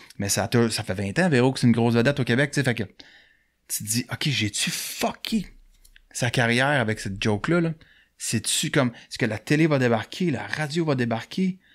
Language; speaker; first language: French; native; French